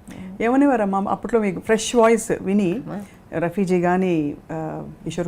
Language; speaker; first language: Telugu; native; Telugu